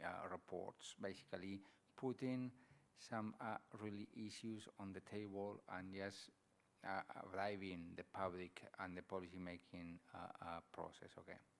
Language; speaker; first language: English; non-native, fluent; Spanish